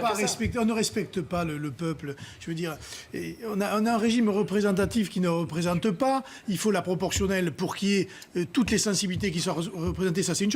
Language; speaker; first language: French; native; French